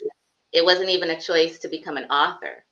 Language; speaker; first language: English; native; English